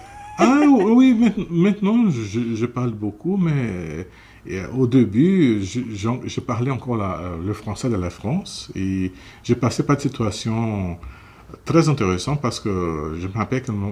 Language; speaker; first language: French; non-native, fluent; Portuguese